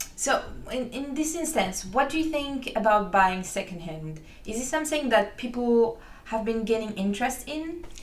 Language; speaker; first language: English; non-native, fluent; French